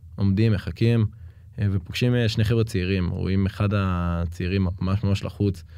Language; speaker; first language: Hebrew; native; Hebrew